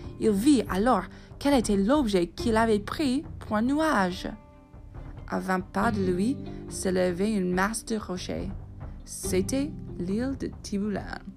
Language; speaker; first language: French; non-native, fluent; English